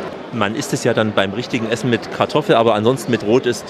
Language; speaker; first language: German; native; German